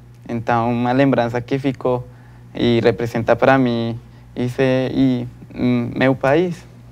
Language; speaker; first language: Portuguese; non-native, learner; Spanish